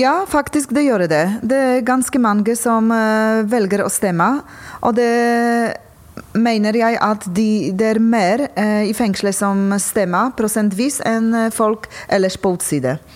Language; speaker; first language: Norwegian; non-native, fluent; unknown